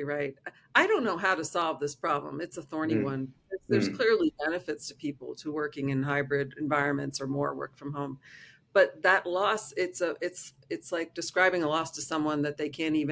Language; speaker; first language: English; native; English